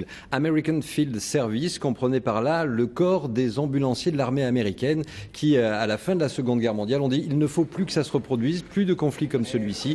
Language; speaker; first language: French; native; French